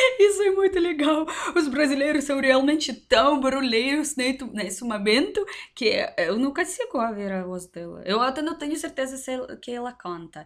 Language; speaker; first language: Portuguese; non-native, learner; Russian